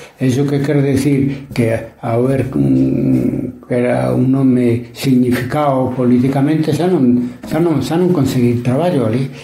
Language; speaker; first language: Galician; non-native, local second language; Spanish